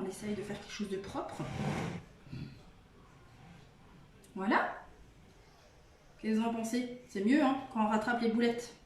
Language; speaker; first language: French; native; French